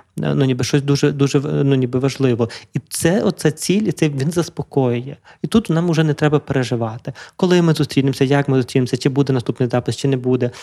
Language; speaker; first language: Ukrainian; native; Ukrainian